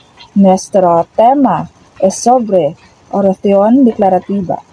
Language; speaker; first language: Spanish; non-native, learner; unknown